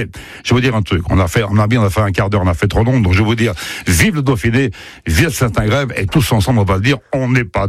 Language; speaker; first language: French; native; French